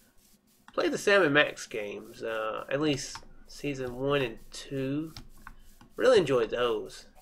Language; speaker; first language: English; native; English